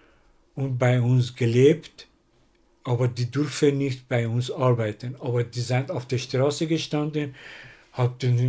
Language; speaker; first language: German; non-native, learner; Persian